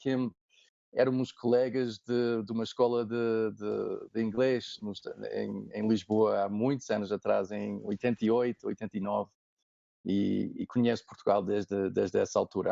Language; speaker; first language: Portuguese; non-native, fluent; English